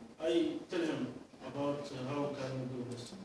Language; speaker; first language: English; non-native, learner; Arabic